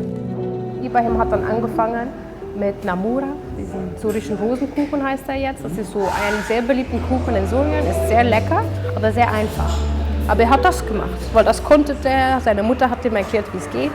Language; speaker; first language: German; non-native, fluent; Dutch